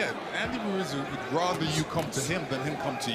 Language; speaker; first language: English; native; English